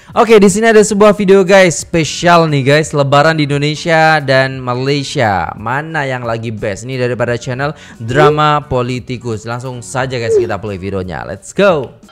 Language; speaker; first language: Indonesian; native; Indonesian